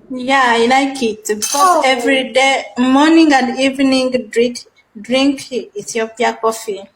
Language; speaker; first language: English; non-native, learner; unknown